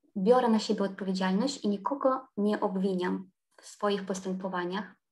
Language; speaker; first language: Polish; non-native, fluent; Ukrainian